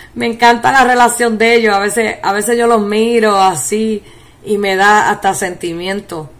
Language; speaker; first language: Spanish; early bilingual, heritage; Spanish